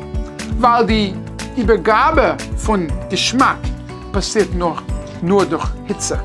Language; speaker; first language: German; non-native, fluent; English